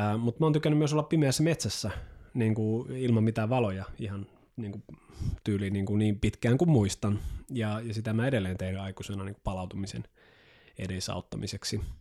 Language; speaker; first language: Finnish; native; Finnish